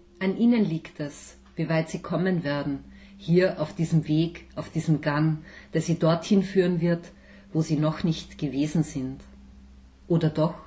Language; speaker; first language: German; native; German